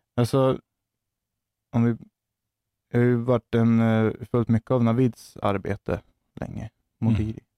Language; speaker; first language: Swedish; native; Swedish